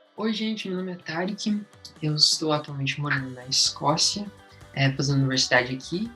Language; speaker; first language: Portuguese; early bilingual, heritage; Portuguese